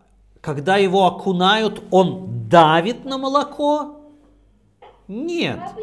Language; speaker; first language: Russian; native; Russian